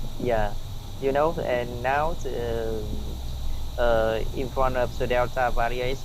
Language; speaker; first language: English; non-native, learner; Vietnamese